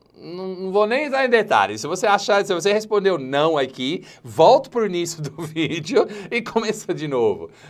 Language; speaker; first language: Portuguese; non-native, fluent; English